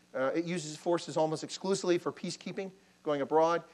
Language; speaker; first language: English; native; English